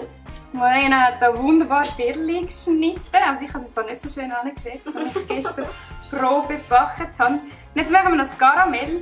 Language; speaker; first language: German; native; German